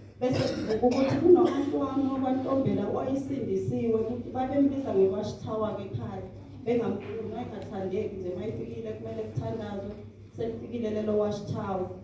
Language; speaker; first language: Zulu; non-native, local second language; Southern Sotho